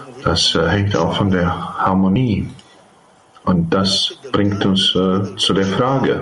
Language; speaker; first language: German; non-native, fluent; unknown